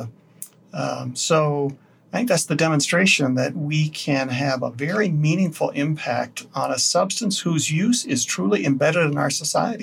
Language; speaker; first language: English; native; English